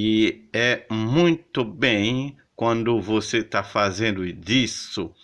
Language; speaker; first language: Portuguese; non-native, fluent; Haitian Creole